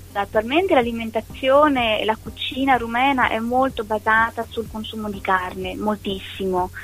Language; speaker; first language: Italian; non-native, fluent; Romanian